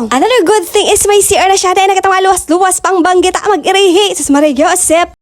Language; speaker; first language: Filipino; non-native, local second language; Bikol